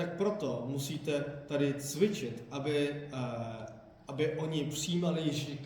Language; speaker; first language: Czech; non-native, fluent; Korean